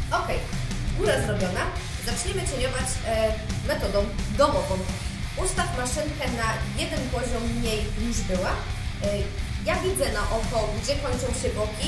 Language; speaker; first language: Polish; native; Polish